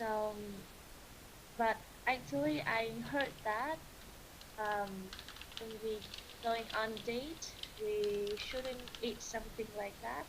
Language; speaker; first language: English; non-native, learner; Vietnamese